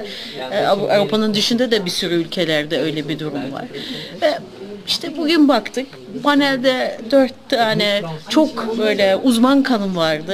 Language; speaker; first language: Turkish; early bilingual, heritage; Turkish